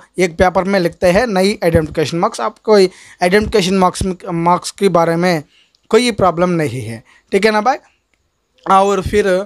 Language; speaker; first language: Hindi; non-native, local second language; Telugu